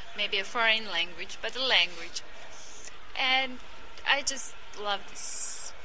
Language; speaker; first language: English; non-native, fluent; Croatian